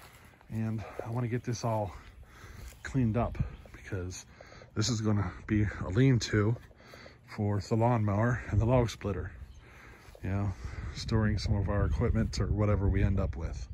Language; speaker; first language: English; native; English